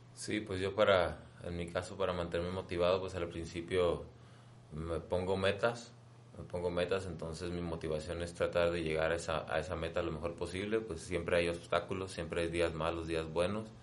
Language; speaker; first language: Spanish; native; Spanish